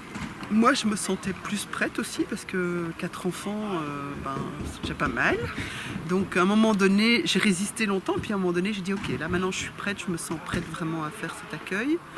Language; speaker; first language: French; native; French